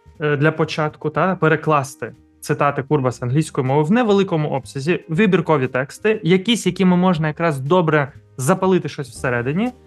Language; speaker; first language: Ukrainian; native; Ukrainian